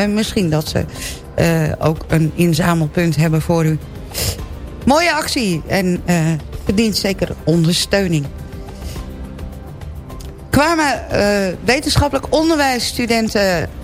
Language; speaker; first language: Dutch; native; Dutch